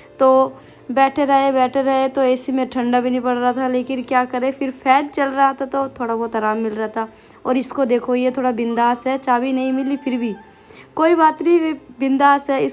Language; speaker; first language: Hindi; non-native, local second language; Bangla